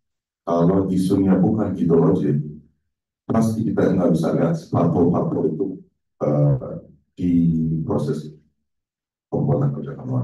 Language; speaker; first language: Indonesian; non-native, fluent; Turkish